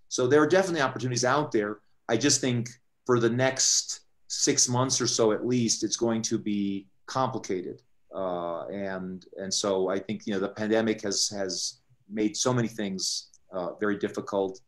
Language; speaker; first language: English; early bilingual, other home language; Spanish